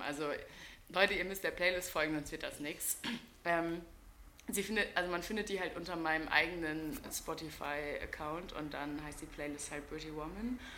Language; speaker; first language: German; native; German